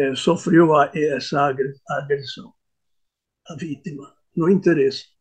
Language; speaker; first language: Portuguese; non-native, fluent; Hungarian